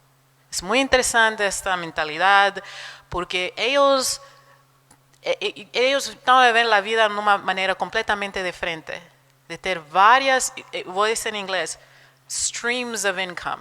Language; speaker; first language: Spanish; non-native, fluent; Portuguese